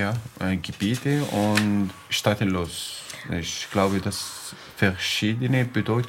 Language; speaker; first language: German; non-native, learner; Arabic